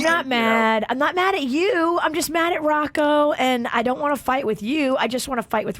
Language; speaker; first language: English; native; English